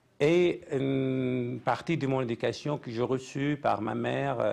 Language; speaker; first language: French; non-native, fluent; Arabic